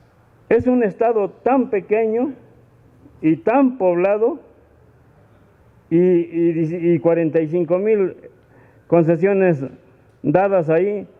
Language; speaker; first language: Spanish; native; Spanish